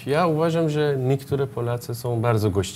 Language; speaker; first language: Polish; non-native, learner; Persian